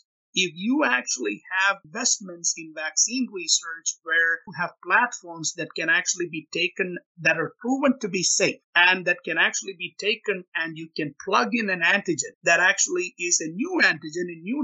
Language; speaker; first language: English; non-native, local second language; Malayalam